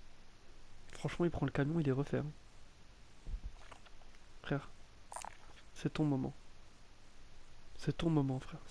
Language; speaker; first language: French; native; French